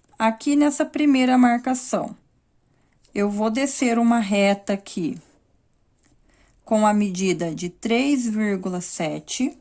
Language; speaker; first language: Portuguese; native; Portuguese